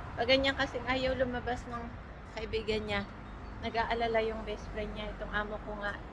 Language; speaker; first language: Filipino; native; Filipino